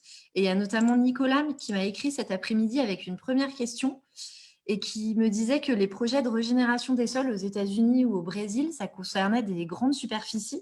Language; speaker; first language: French; native; French